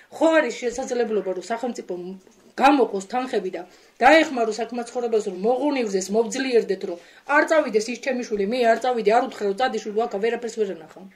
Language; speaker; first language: Georgian; native; Georgian